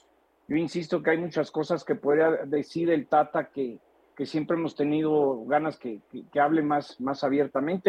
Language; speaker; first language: Spanish; native; Spanish